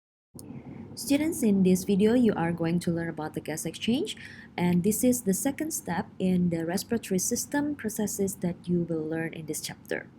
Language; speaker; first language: English; non-native, fluent; Indonesian